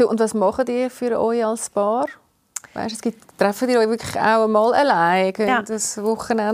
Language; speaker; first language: German; native; German